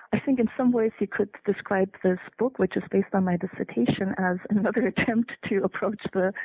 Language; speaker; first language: English; non-native, fluent; German